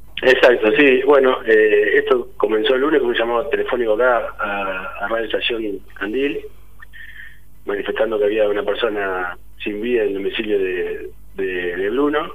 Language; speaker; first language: Spanish; native; Spanish